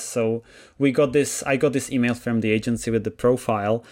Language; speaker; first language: English; non-native, fluent; Czech